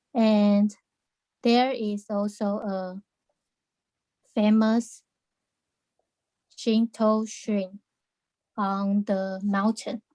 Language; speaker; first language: English; non-native, learner; Chinese